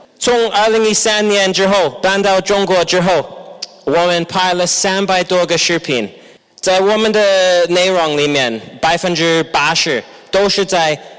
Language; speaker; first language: Chinese; non-native, fluent; English